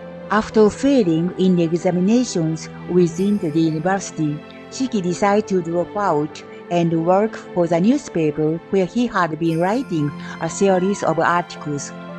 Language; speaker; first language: English; non-native, fluent; Japanese